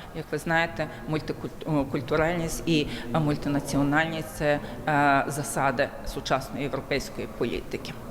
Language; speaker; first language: Ukrainian; early bilingual, heritage; Ukrainian